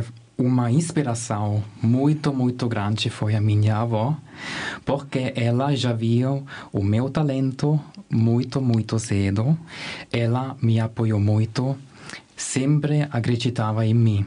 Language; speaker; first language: Portuguese; non-native, learner; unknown